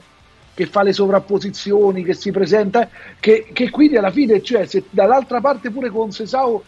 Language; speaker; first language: Italian; native; Italian